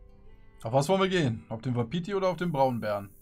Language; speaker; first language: German; native; German